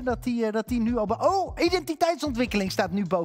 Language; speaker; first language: Dutch; native; Dutch